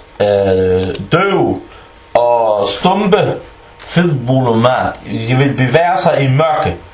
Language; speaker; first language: Danish; non-native, fluent; Arabic